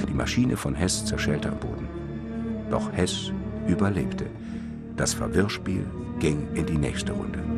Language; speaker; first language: German; native; German